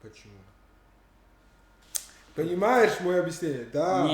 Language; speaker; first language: Russian; non-native, learner; English